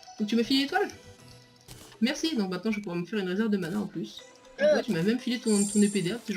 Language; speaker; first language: French; native; French